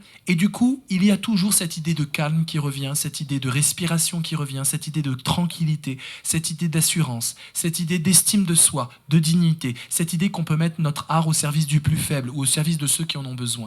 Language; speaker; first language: French; native; French